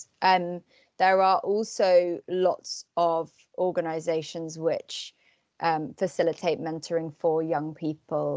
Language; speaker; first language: English; native; English